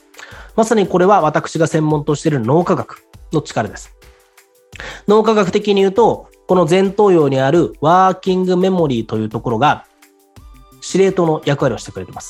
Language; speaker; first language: Japanese; native; Japanese